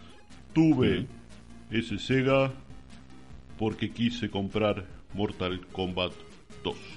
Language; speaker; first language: Spanish; native; Spanish